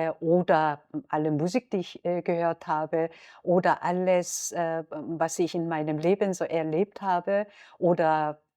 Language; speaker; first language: German; non-native, fluent; Korean